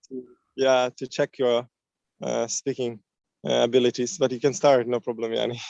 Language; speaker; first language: English; non-native, fluent; Uzbek